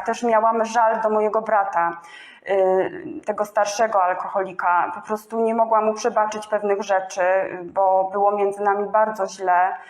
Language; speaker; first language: Polish; native; Polish